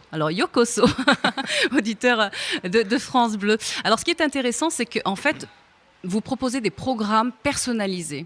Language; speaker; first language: French; native; French